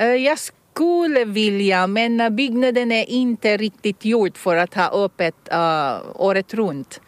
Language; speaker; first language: Swedish; non-native, fluent; Filipino